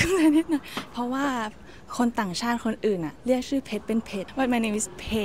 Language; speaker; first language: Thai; native; Thai